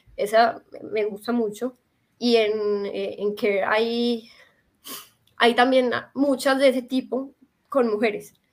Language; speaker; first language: Spanish; native; Spanish